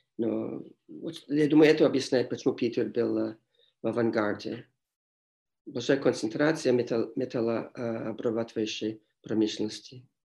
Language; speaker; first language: Russian; non-native, fluent; English